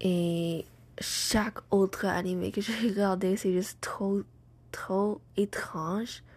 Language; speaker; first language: French; non-native, learner; English